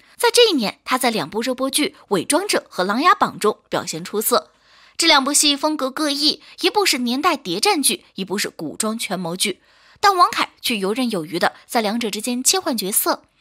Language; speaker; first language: Chinese; native; Chinese